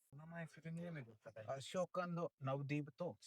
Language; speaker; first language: Japanese; non-native, learner; Hindi